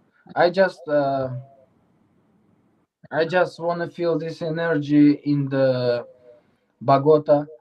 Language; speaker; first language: English; non-native, learner; Uzbek